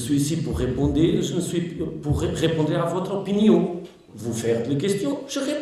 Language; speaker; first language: French; non-native, learner; Portuguese